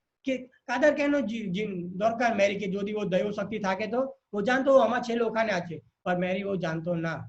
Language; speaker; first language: Bangla; non-native, learner; Hindi